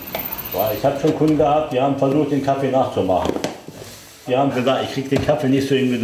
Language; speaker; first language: German; native; German